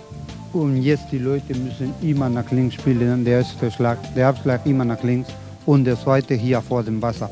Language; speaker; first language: German; non-native, learner; Spanish